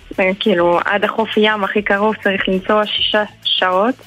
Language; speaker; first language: Hebrew; early bilingual, heritage; Hebrew